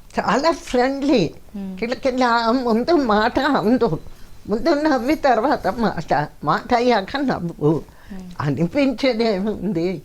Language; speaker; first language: Telugu; non-native, local second language; Kannada